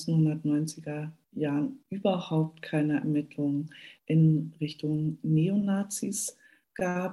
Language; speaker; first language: German; native; German